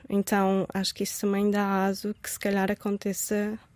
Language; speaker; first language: Portuguese; early bilingual, other home language; Romanian